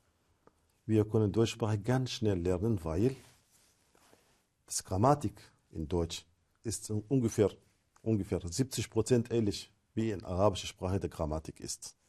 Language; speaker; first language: German; non-native, fluent; Arabic